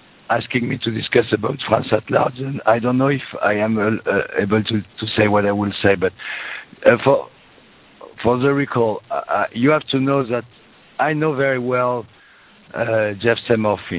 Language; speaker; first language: English; non-native, fluent; French